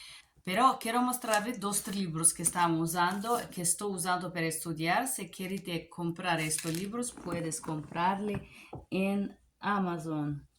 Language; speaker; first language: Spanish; non-native, learner; Bulgarian